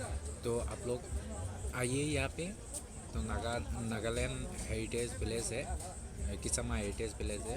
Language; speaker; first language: Hindi; non-native, local second language; Assamese